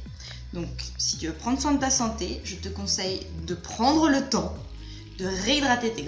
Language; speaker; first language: French; native; French